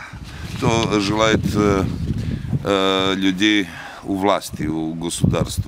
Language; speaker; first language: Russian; non-native, learner; Serbian